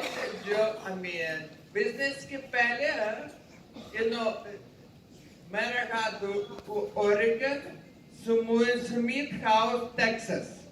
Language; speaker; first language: Hindi; non-native, learner; Ukrainian